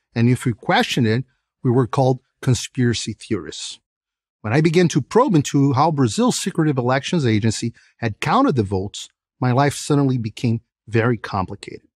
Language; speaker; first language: English; non-native, fluent; Portuguese